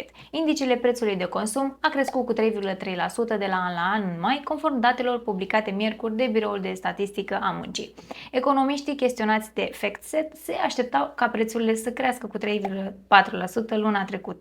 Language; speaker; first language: Romanian; native; Romanian